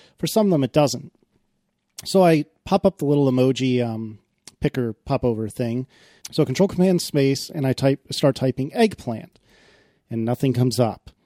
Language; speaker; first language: English; native; English